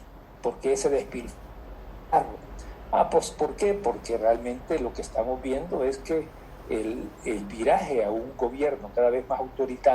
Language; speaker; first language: Spanish; native; Spanish